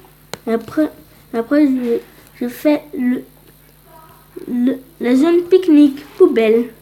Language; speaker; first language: French; early bilingual, other home language; Polish